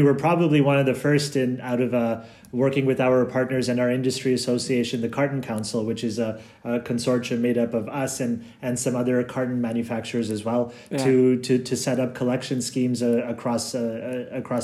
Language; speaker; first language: English; native; English